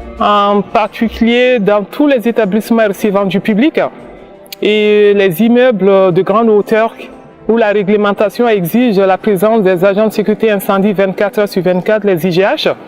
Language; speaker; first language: French; non-native, local second language; Bambara